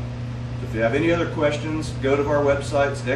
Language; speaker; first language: English; native; English